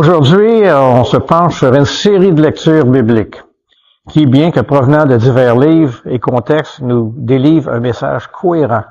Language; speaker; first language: French; native; French